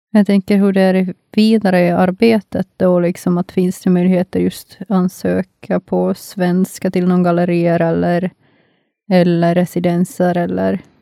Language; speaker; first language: Swedish; non-native, local second language; Finnish